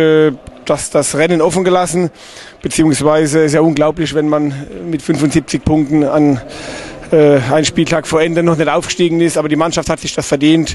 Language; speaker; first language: German; native; German